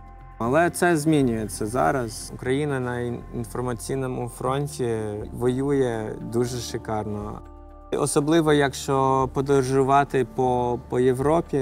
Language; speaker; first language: Ukrainian; non-native, fluent; English